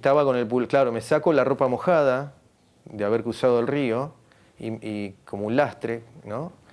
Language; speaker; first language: Spanish; native; Spanish